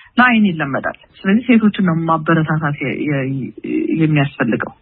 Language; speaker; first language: Amharic; native; Amharic